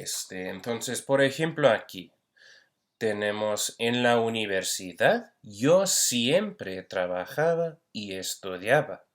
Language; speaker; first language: Spanish; non-native, fluent; English